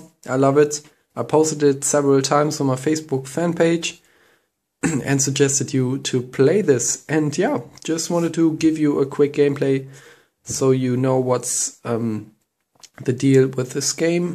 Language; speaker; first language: English; non-native, fluent; German